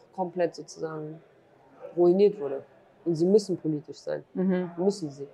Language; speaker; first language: German; early bilingual, other home language; Kurdish